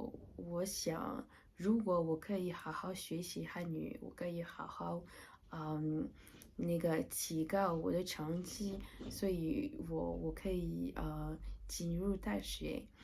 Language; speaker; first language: Chinese; non-native, learner; French